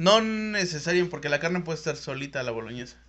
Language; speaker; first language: Spanish; native; Spanish